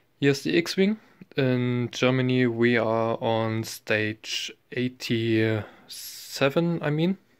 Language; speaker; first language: English; non-native, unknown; German